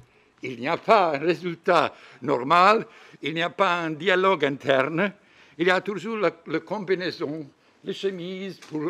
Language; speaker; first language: French; non-native, fluent; Bosnian